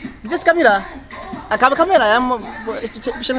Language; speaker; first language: Polish; non-native, learner; Swahili